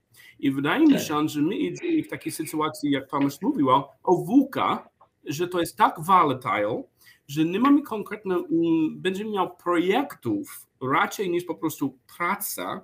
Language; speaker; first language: Polish; non-native, learner; English